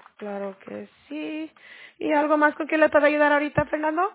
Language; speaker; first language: Spanish; early bilingual, heritage; Spanish